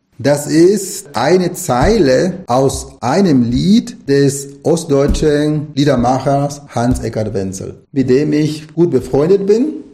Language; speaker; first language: German; non-native, fluent; Spanish